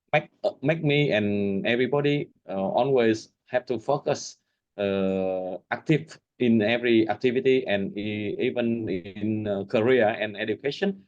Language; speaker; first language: English; non-native, learner; Vietnamese